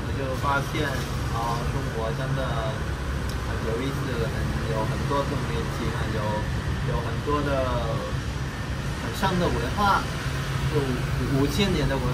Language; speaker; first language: Chinese; non-native, learner; Vietnamese